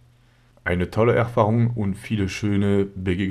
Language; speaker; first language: German; non-native, learner; French